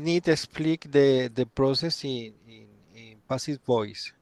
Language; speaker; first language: English; non-native, learner; Spanish